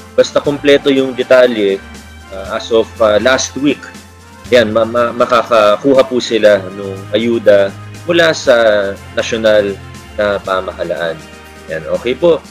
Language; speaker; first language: Filipino; native; Filipino